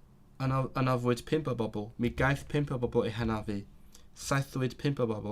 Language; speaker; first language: Welsh; non-native, learner; Cantonese